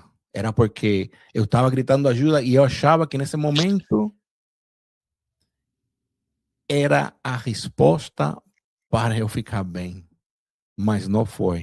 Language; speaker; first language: Portuguese; non-native, fluent; Spanish